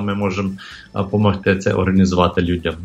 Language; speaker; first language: Ukrainian; early bilingual, heritage; English